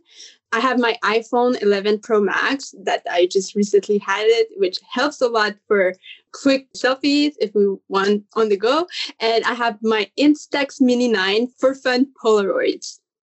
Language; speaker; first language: English; native; English